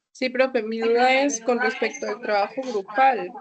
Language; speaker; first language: Spanish; native; Spanish